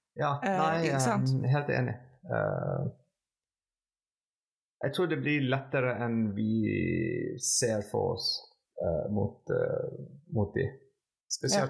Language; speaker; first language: Norwegian; non-native, fluent; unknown